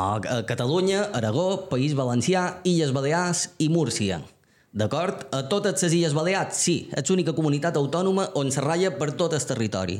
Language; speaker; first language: Catalan; native; Catalan